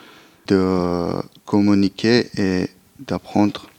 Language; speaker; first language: French; non-native, learner; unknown